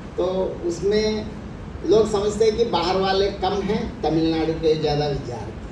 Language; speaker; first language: Hindi; non-native, local second language; Telugu